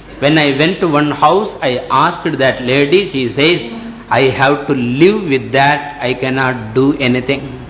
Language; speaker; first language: English; non-native, local second language; Tamil